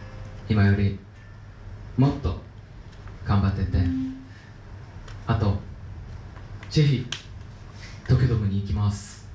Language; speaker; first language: Japanese; non-native, learner; Korean